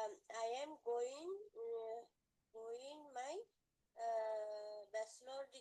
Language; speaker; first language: English; non-native, learner; Bangla